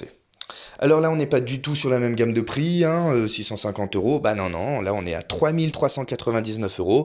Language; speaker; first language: French; native; French